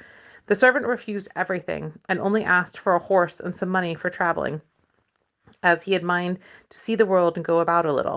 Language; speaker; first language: English; native; English